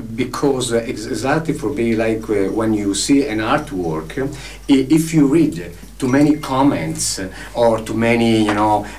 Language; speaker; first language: English; non-native, fluent; Italian